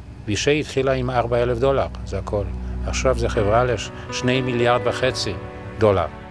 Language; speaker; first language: Hebrew; non-native, fluent; Polish